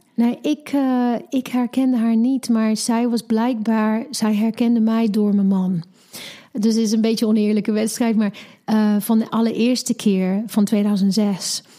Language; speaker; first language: Dutch; non-native, fluent; English